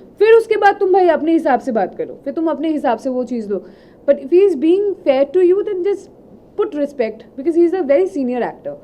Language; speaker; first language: Hindi; non-native, local second language; Bangla